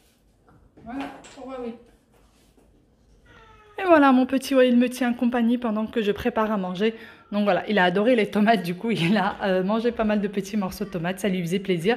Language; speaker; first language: French; native; French